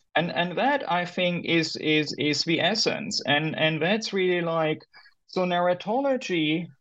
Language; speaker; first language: English; non-native, fluent; German